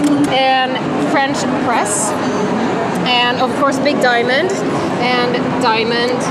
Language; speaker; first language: English; non-native, fluent; Swedish